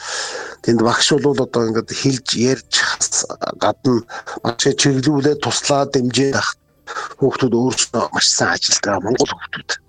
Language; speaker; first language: Mongolian; native; Mongolian